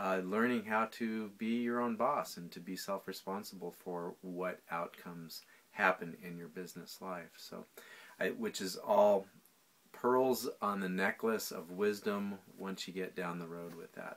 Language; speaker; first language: English; native; English